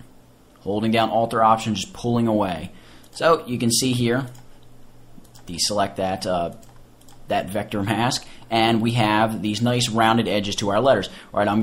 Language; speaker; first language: English; native; English